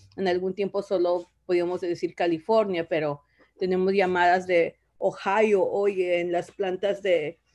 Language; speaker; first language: Spanish; early bilingual, other home language; Zapotec